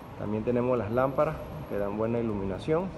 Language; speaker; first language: Spanish; native; Spanish